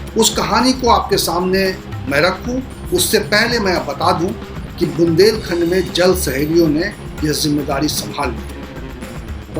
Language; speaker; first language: Hindi; native; Hindi